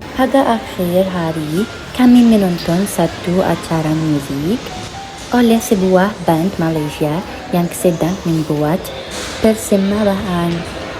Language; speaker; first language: Malay; non-native, learner; Arabic